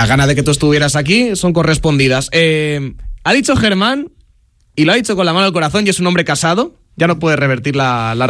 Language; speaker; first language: Spanish; native; Spanish